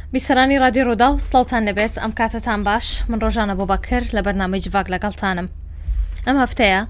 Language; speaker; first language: Central Kurdish; native; Central Kurdish